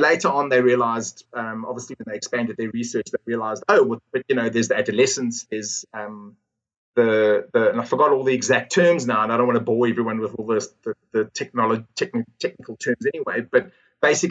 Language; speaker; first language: English; native; English